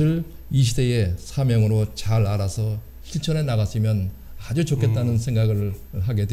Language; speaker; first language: Korean; native; Korean